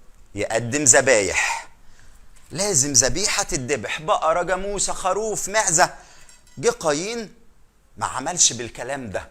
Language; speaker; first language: Arabic; native; Arabic